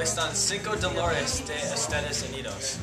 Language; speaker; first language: Spanish; non-native, learner; English